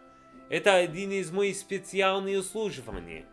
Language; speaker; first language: Russian; non-native, learner; English